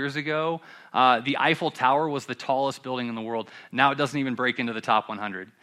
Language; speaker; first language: English; native; English